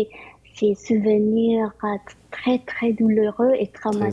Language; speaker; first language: French; early bilingual, other home language; Vietnamese